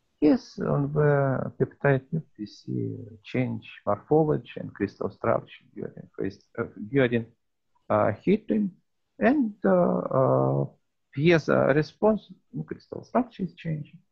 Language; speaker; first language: English; non-native, learner; Russian